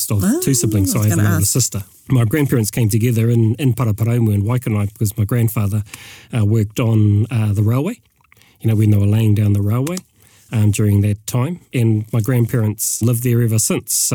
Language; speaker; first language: English; native; English